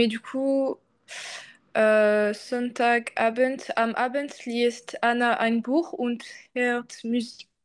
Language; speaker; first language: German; non-native, learner; French